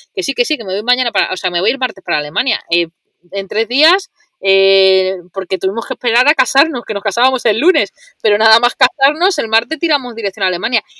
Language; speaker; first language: Spanish; native; Spanish